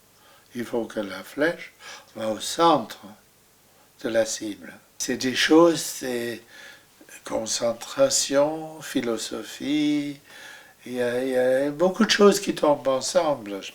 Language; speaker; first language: French; non-native, fluent; German